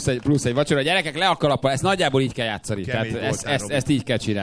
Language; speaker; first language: Hungarian; native; Hungarian